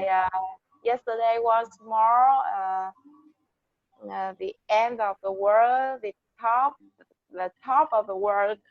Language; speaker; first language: English; non-native, learner; Vietnamese